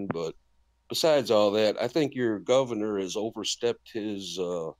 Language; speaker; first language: English; native; English